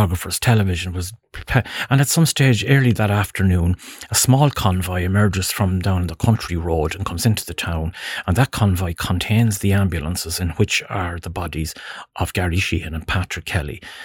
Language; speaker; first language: English; native; English